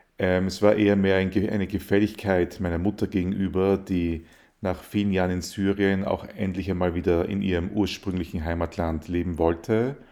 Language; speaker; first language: German; early bilingual, other home language; Arabic